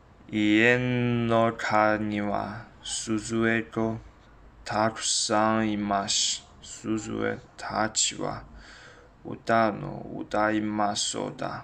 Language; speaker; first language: Japanese; non-native, learner; Chinese